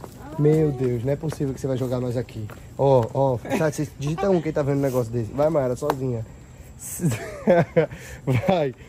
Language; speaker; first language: Portuguese; native; Portuguese